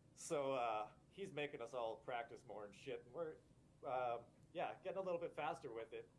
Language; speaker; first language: English; native; English